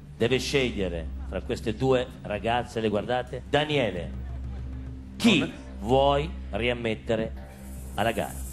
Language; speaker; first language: Italian; native; Italian